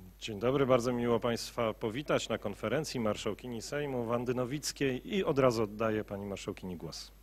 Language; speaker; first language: Polish; native; Polish